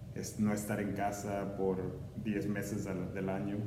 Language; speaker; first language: Spanish; native; Spanish